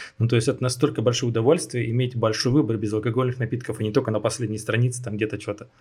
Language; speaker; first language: Russian; native; Russian